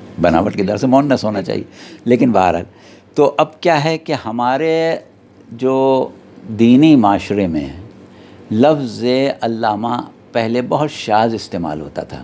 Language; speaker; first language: Urdu; native; Urdu